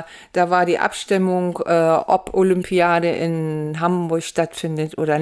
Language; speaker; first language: German; native; German